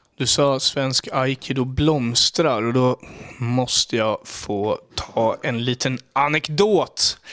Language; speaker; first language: Swedish; native; Swedish